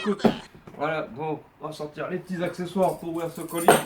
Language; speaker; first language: French; native; French